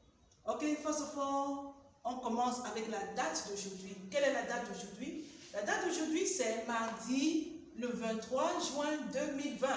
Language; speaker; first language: French; non-native, fluent; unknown